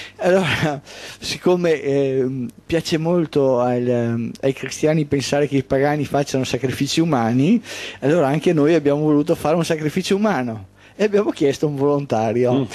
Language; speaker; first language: Italian; native; Italian